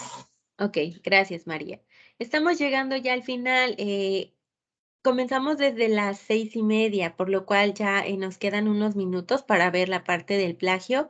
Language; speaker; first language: Spanish; native; Spanish